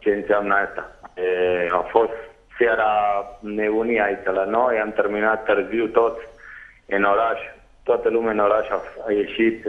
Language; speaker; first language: Romanian; non-native, fluent; Spanish